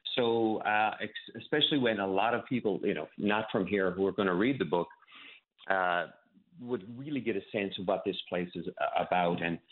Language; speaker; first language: English; native; English